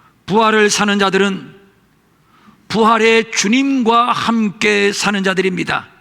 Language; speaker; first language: Korean; native; Korean